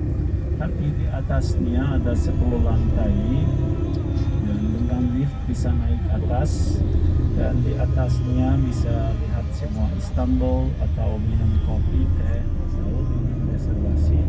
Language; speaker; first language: Indonesian; non-native, fluent; Turkish